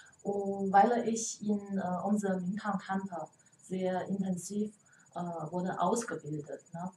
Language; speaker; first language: German; non-native, learner; Chinese